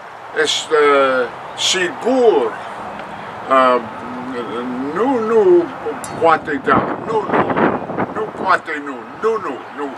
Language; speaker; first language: Romanian; non-native, learner; English